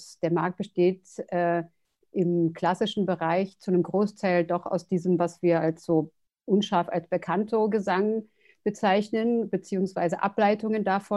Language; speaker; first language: German; native; German